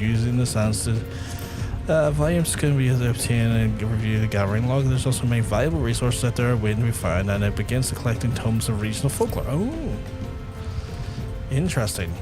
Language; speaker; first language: English; native; English